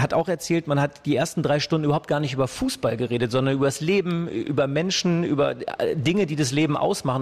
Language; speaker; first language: German; native; German